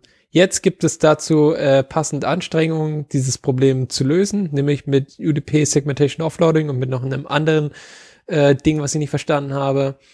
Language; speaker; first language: German; native; German